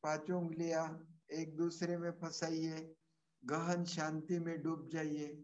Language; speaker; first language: Hindi; non-native, local second language; Marathi